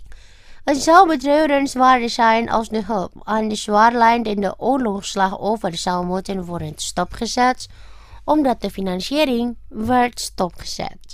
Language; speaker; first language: Dutch; non-native, learner; Indonesian